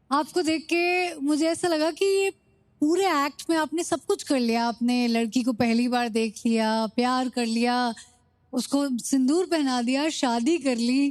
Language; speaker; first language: Hindi; native; Hindi